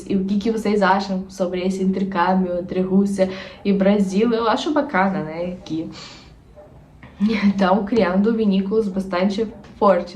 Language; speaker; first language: Portuguese; non-native, fluent; Russian